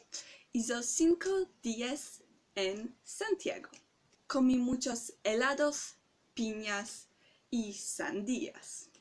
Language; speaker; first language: Spanish; non-native, learner; Polish